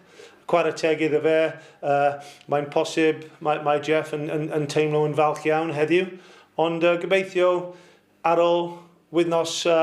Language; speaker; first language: Welsh; non-native, local second language; English